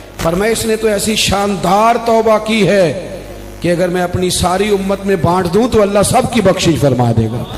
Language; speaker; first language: Urdu; non-native, local second language; Punjabi